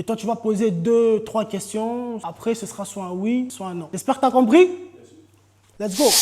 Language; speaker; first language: French; native; French